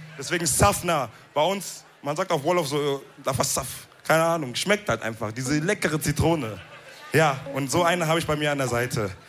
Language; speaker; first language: German; early bilingual, other home language; Wolof